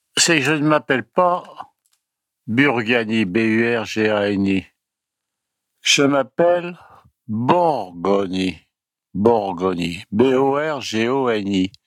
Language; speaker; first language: French; early bilingual, other home language; Italian